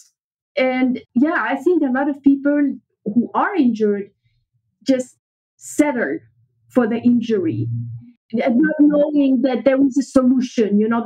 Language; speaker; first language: English; non-native, fluent; French